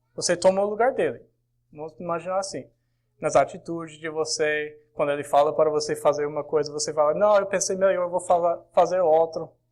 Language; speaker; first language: Portuguese; non-native, fluent; English